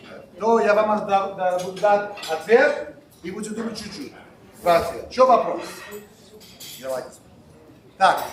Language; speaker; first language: Russian; non-native, local second language; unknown